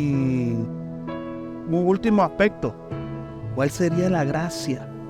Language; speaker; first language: Spanish; native; Spanish